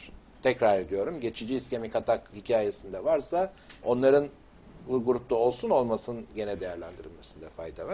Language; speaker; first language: Turkish; native; Turkish